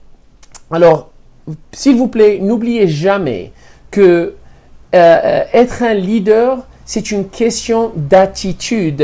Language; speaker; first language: French; non-native, fluent; Spanish